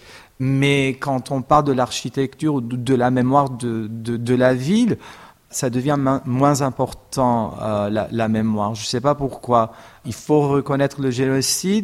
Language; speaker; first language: French; non-native, fluent; Armenian